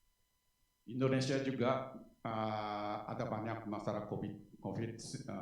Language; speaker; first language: Indonesian; non-native, learner; Japanese